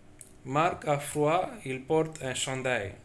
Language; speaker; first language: French; non-native, fluent; Tamil